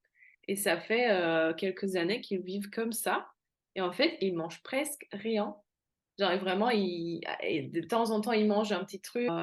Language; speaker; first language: French; non-native, fluent; Slovak